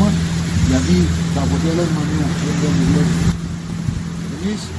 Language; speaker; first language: Greek; native; Greek